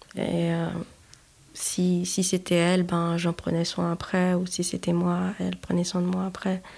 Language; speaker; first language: French; non-native, local second language; Haitian Creole